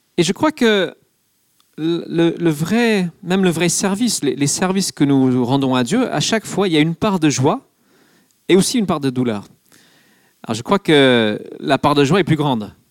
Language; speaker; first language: French; non-native, fluent; English